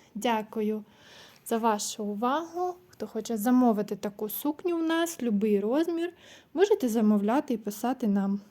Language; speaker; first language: Ukrainian; non-native, local second language; Russian